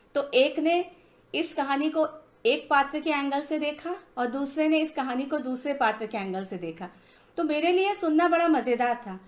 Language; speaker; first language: Hindi; native; Hindi